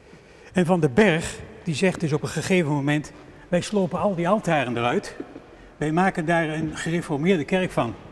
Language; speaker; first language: Dutch; native; Dutch